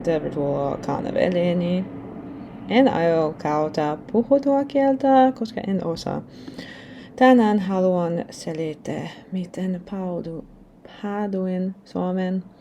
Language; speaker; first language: Finnish; non-native, learner; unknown